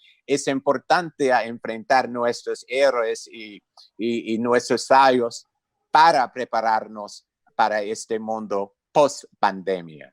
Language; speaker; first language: Spanish; non-native, fluent; English